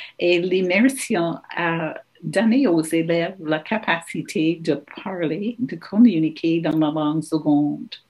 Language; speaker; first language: French; non-native, local second language; English